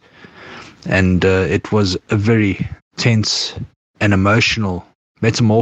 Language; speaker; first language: English; native; English